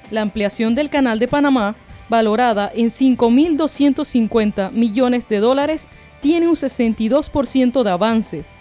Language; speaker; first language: Spanish; native; Spanish